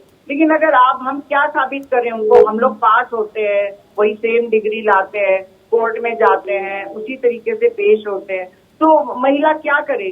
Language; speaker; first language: Hindi; native; Hindi